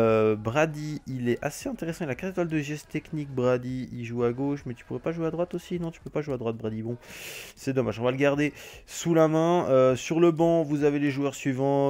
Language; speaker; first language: French; native; French